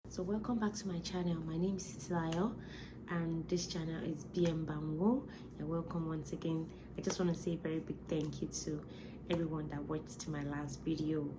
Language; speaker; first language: English; non-native, local second language; Yoruba